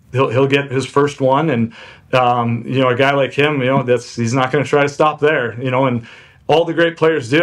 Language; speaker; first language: English; native; English